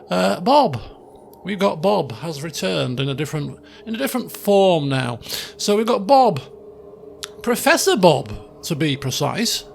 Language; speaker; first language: English; native; English